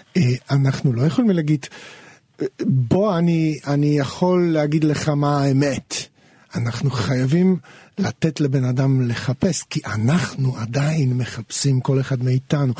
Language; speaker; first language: Hebrew; non-native, fluent; Polish